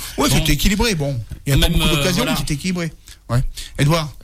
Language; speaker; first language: French; native; French